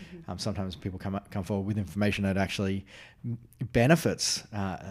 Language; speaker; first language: English; native; English